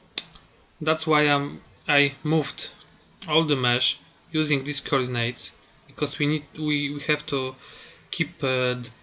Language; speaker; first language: English; non-native, fluent; Polish